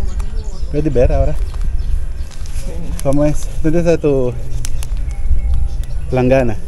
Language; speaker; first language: Spanish; non-native, learner; Filipino